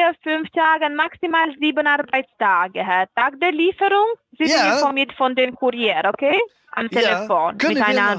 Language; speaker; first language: German; non-native, fluent; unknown